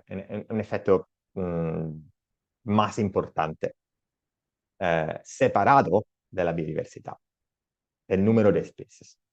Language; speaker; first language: Spanish; non-native, learner; Italian